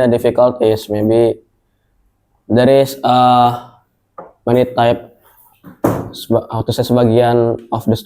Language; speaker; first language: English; non-native, learner; Indonesian